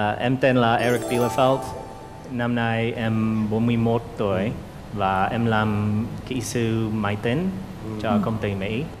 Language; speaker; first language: Vietnamese; non-native, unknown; German